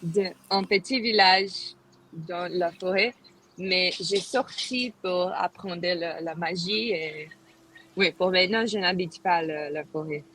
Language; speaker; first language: French; non-native, learner; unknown